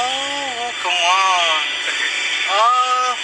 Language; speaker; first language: English; non-native, learner; Indonesian